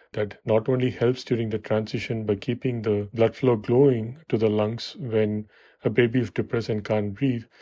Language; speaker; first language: English; non-native, local second language; Tamil